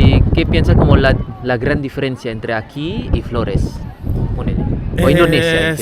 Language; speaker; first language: Spanish; non-native, fluent; Indonesian